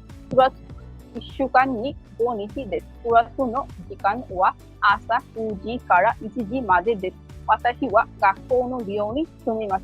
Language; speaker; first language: Japanese; non-native, learner; Bangla